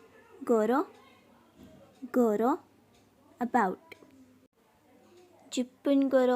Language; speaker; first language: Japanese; non-native, fluent; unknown